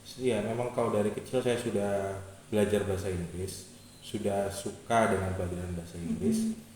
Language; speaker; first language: Indonesian; native; Indonesian